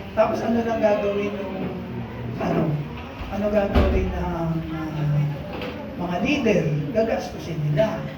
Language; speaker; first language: Filipino; native; Filipino